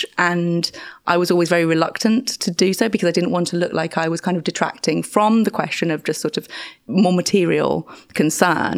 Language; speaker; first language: English; native; English